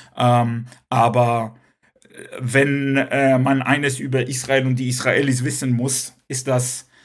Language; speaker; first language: German; non-native, local second language; Hebrew